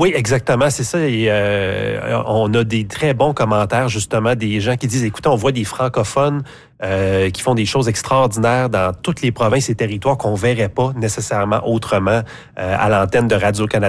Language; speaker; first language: French; native; French